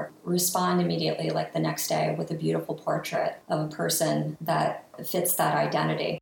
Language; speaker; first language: English; native; English